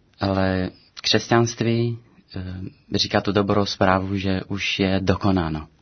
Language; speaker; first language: Czech; non-native, fluent; Romanian